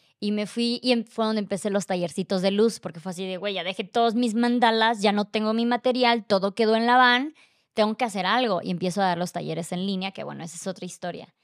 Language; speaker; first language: Spanish; native; Spanish